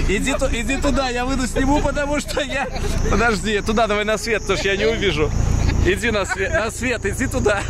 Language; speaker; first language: Russian; native; Russian